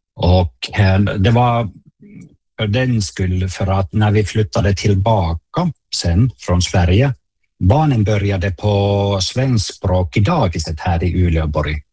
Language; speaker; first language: Swedish; non-native, local second language; Finnish